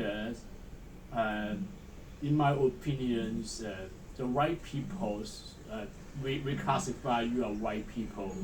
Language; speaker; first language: English; non-native, learner; Chinese